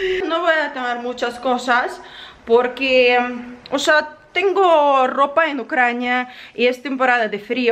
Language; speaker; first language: Spanish; non-native, learner; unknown